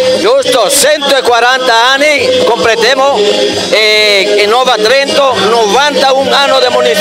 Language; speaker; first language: Italian; non-native, learner; Portuguese